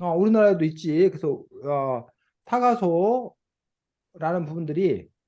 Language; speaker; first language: Korean; native; Korean